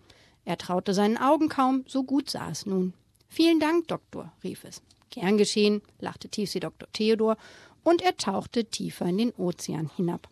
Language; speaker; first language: German; native; German